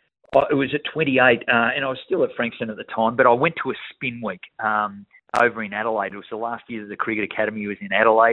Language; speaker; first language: English; native; English